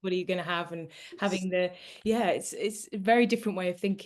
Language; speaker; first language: English; native; English